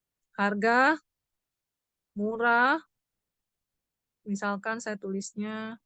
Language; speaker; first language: Indonesian; native; Indonesian